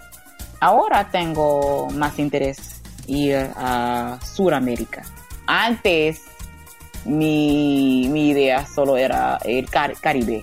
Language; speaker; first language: Spanish; non-native, learner; English